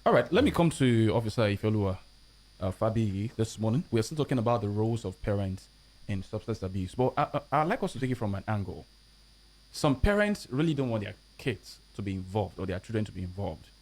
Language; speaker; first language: English; non-native, local second language; Yoruba